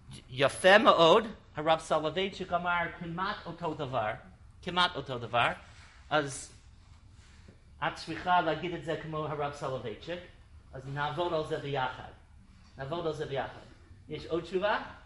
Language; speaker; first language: Hebrew; non-native, fluent; English